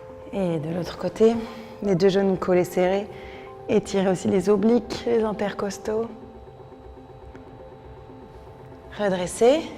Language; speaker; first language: French; native; French